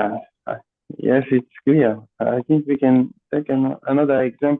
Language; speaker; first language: English; non-native, learner; Portuguese